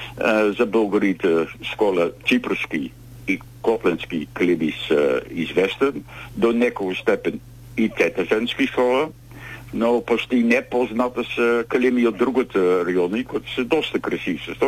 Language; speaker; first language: Bulgarian; non-native, learner; Dutch